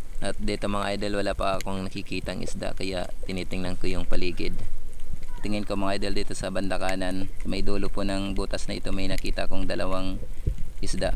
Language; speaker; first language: Filipino; non-native, local second language; Hiligaynon